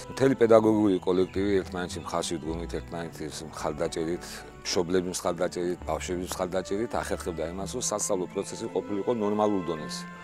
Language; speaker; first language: Georgian; native; Georgian